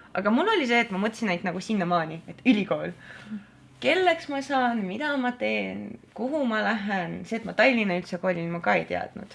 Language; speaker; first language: Estonian; non-native, local second language; Russian